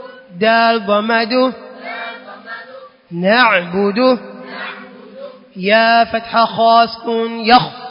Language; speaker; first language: Arabic; non-native, learner; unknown